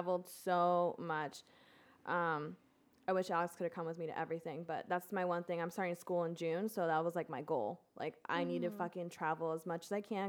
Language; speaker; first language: English; early bilingual, other home language; Spanish